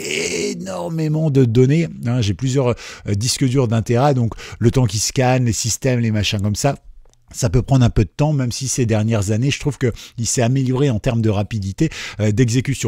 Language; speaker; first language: French; native; French